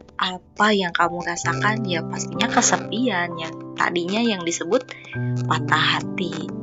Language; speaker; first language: Indonesian; non-native, local second language; Sundanese